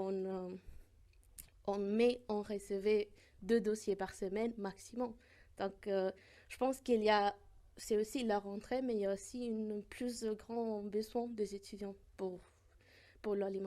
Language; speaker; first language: French; non-native, fluent; Spanish